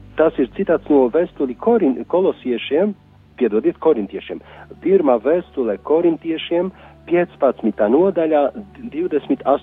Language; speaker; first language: Latvian; non-native, fluent; Polish